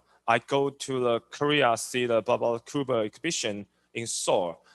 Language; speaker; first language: English; non-native, learner; Chinese